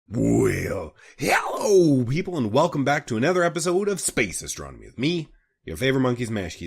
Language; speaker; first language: English; native; English